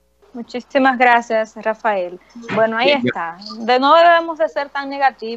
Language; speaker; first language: Spanish; native; Spanish